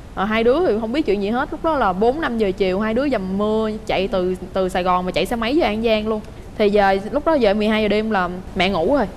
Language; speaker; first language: Vietnamese; native; Vietnamese